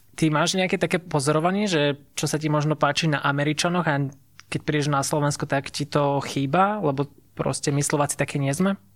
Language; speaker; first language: Slovak; native; Slovak